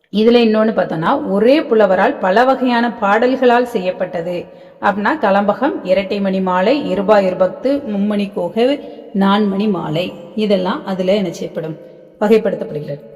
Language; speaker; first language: Tamil; native; Tamil